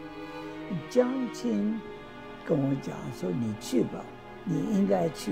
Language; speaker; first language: Chinese; non-native, fluent; English